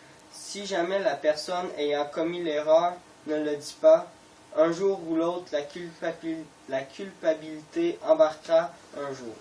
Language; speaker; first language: French; native; French